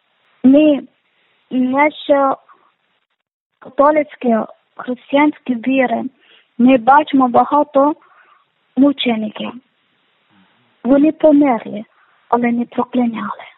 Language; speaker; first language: Ukrainian; non-native, learner; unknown